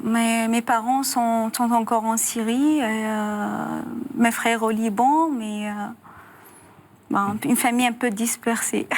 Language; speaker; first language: French; non-native, fluent; Arabic